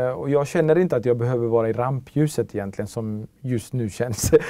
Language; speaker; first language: Swedish; early bilingual, other home language; Tigrinya